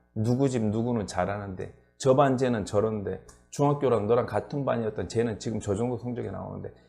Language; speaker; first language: Korean; native; Korean